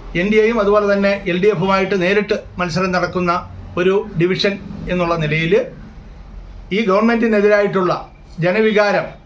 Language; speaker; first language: Malayalam; native; Malayalam